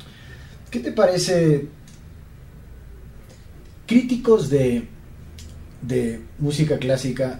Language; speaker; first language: Spanish; native; Spanish